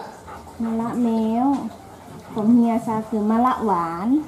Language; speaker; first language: German; non-native, learner; Thai